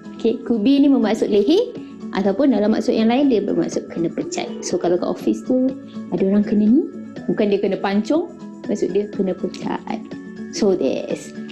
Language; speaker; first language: Malay; native; Malay